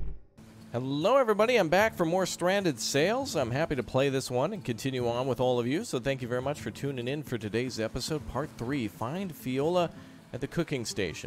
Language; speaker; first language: English; native; English